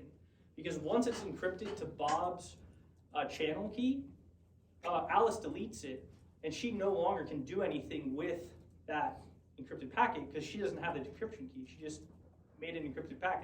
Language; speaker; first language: English; native; English